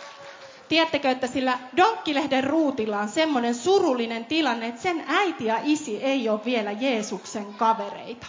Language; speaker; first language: Finnish; native; Finnish